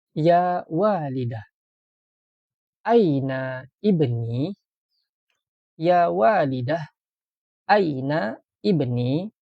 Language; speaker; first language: Arabic; non-native, fluent; Malay